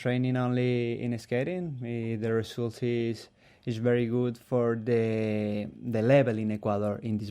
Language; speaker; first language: English; non-native, learner; Spanish